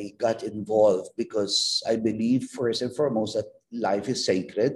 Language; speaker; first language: English; non-native, local second language; Filipino